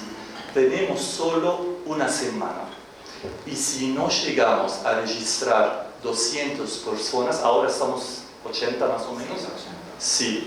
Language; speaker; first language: Spanish; non-native, fluent; Arabic